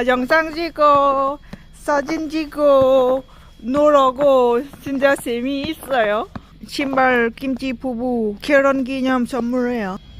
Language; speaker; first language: Korean; non-native, learner; Lao